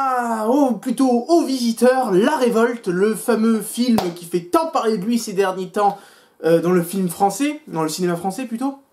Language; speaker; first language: French; native; French